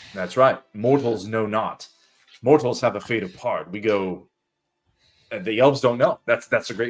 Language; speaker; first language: English; native; English